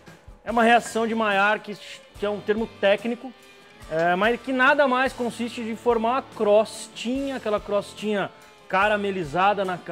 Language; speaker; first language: Portuguese; native; Portuguese